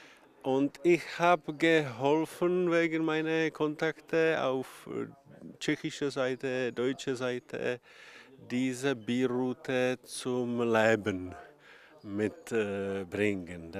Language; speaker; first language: German; non-native, fluent; Czech